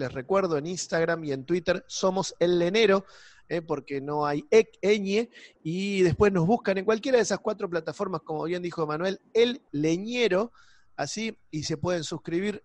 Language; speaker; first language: Spanish; native; Spanish